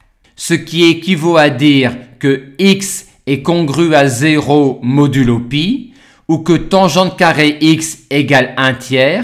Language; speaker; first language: French; native; French